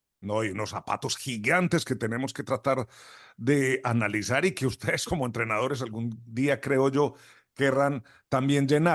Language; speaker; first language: Spanish; native; Spanish